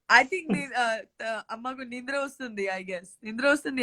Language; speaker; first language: Telugu; non-native, learner; Gujarati